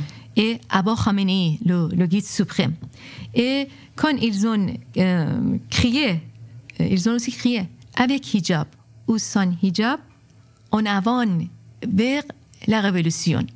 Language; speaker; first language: French; non-native, fluent; Persian